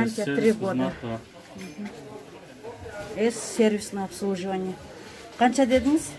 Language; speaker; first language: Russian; non-native, local second language; Uzbek